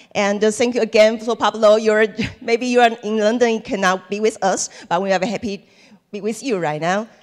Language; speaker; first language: English; non-native, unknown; Chinese